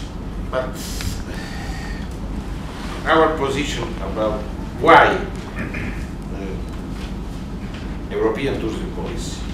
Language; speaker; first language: English; non-native, learner; Italian